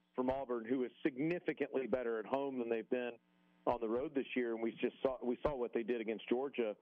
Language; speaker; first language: English; native; English